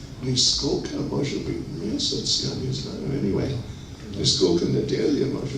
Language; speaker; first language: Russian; non-native, learner; English